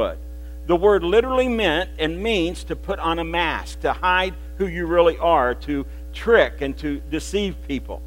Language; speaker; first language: English; native; English